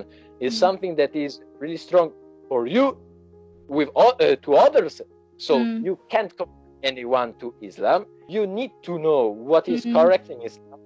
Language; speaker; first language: English; non-native, learner; Italian